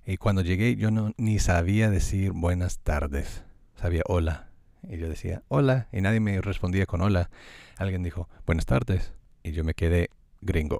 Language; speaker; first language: Spanish; non-native, fluent; English